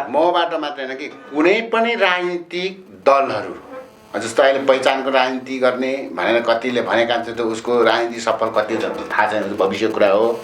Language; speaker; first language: Nepali; non-native, local second language; Limbu